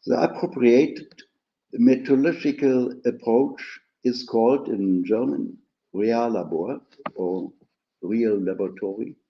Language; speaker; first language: English; non-native, fluent; German